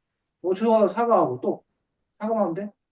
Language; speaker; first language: Korean; native; Korean